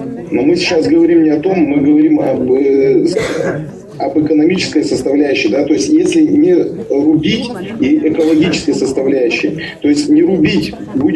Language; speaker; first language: Russian; native; Russian